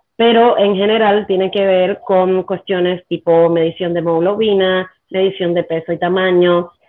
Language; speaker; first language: Spanish; native; Spanish